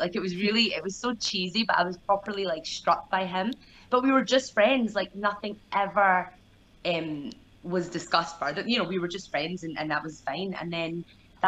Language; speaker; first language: English; native; English